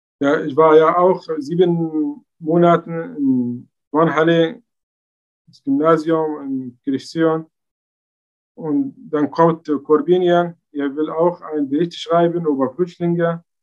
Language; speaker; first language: German; non-native, learner; Arabic